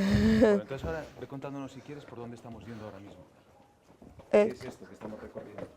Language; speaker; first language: Spanish; native; Spanish